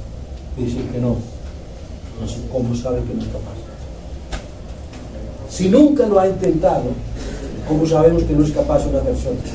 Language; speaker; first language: Spanish; non-native, fluent; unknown